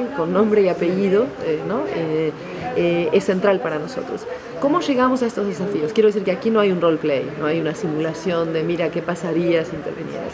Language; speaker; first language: Spanish; native; Spanish